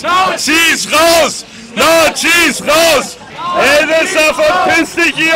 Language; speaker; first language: German; native; German